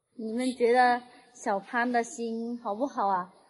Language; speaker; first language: Chinese; non-native, fluent; Vietnamese